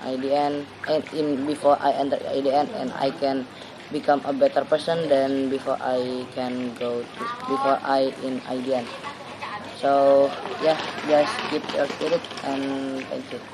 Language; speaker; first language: English; non-native, learner; Indonesian